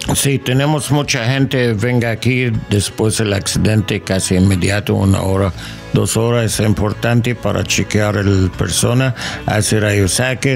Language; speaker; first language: Spanish; non-native, learner; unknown